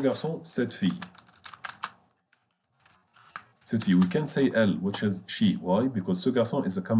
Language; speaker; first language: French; non-native, fluent; Arabic